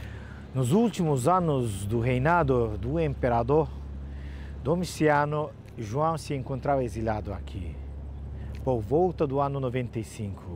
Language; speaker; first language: Portuguese; non-native, fluent; Turkish